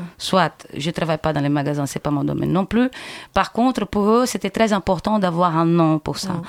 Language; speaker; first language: French; non-native, fluent; Portuguese